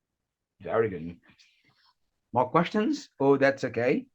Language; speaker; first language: English; non-native, fluent; Portuguese